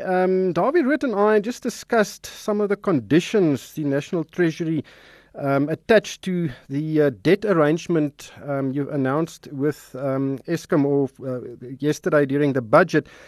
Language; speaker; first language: English; non-native, local second language; Afrikaans